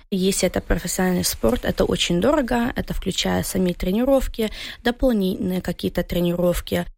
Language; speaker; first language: Russian; early bilingual, heritage; Russian